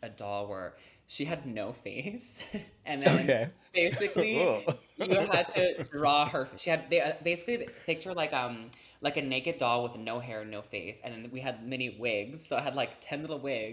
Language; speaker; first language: English; native; English